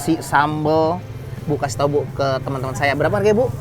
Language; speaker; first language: Indonesian; native; Indonesian